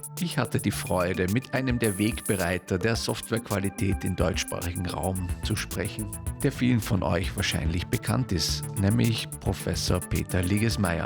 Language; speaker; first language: German; native; German